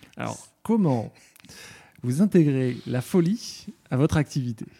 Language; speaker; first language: French; native; French